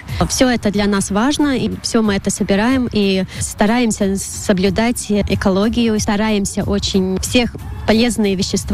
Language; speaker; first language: Russian; non-native, local second language; Latvian